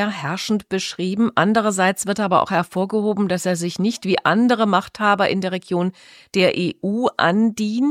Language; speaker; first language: German; native; German